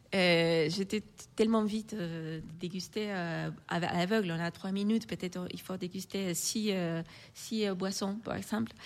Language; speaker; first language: French; non-native, fluent; Spanish